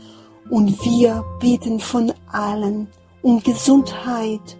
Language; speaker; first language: German; non-native, fluent; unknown